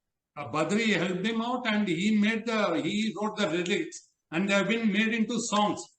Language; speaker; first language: English; non-native, local second language; Telugu